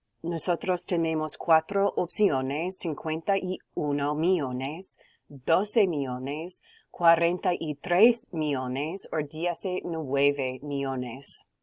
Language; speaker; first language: Spanish; non-native, learner; English